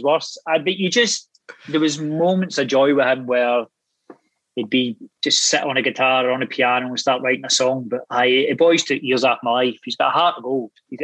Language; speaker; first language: English; native; English